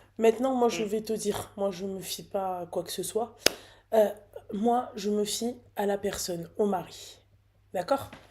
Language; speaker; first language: French; early bilingual, other home language; Arabic